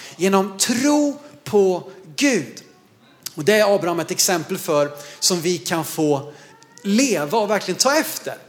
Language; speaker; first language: Swedish; native; Swedish